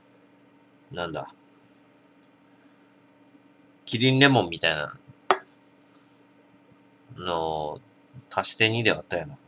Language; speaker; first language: Japanese; native; Japanese